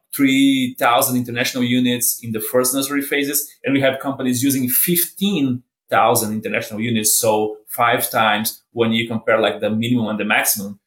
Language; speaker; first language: English; non-native, fluent; Portuguese